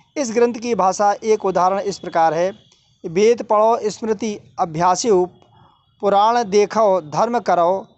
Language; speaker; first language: Hindi; native; Hindi